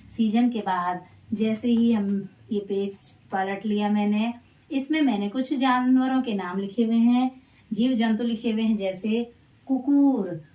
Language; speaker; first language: Hindi; non-native, local second language; Garhwali